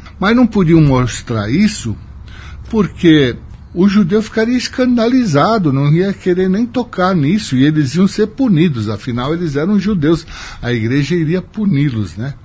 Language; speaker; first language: Portuguese; native; Portuguese